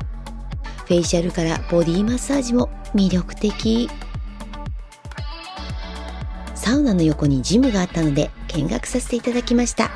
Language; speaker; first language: Japanese; native; Japanese